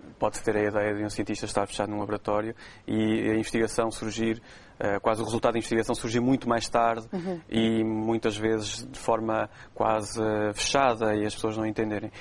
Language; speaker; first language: Portuguese; native; Portuguese